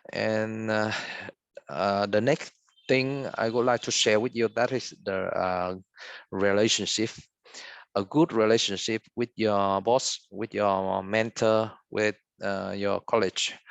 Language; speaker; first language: English; non-native, fluent; Vietnamese